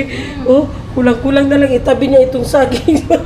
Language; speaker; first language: Filipino; non-native, local second language; Cebuano